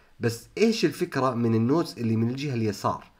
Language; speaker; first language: Arabic; native; Arabic